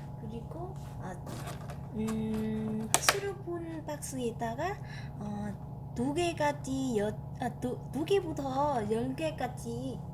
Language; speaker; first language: Korean; non-native, fluent; Vietnamese